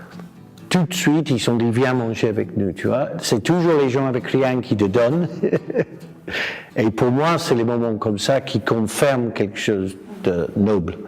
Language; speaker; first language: French; non-native, fluent; English